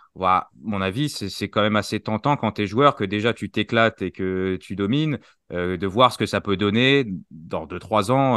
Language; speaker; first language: French; native; French